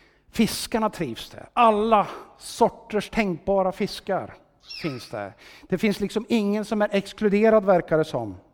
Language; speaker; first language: Swedish; native; Swedish